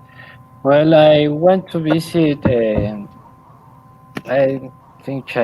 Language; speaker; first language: English; non-native, learner; Spanish